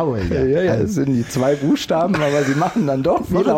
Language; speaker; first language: German; native; German